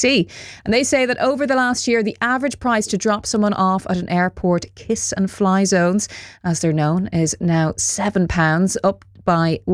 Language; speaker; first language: English; native; English